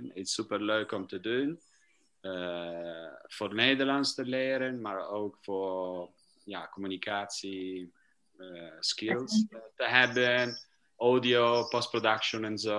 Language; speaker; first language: Dutch; non-native, learner; Portuguese